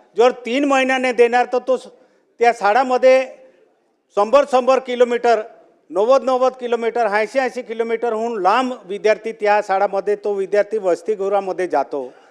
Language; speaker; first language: Marathi; non-native, local second language; Bhili